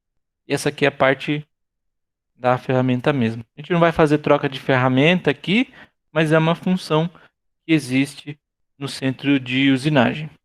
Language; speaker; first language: Portuguese; native; Portuguese